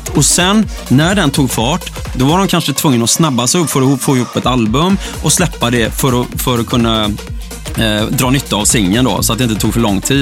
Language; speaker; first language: Swedish; native; Swedish